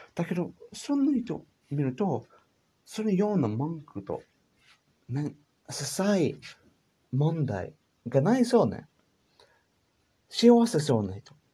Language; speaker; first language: Japanese; non-native, learner; English